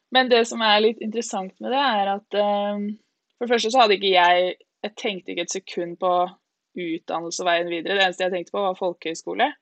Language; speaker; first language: Norwegian; native; Norwegian